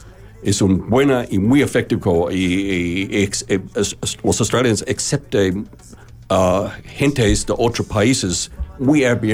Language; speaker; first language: Spanish; non-native, learner; English